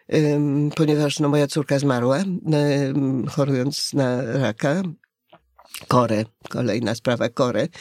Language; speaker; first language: Polish; native; Polish